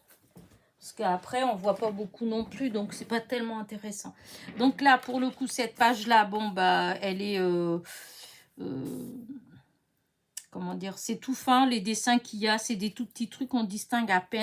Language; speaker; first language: French; native; French